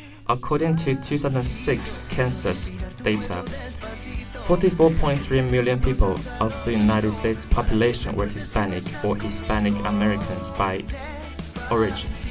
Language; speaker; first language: English; non-native, fluent; Chinese